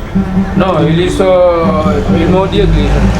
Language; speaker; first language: Portuguese; non-native, learner; Haitian Creole